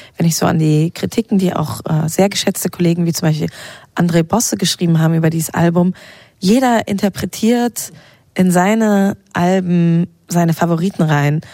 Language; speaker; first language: German; native; German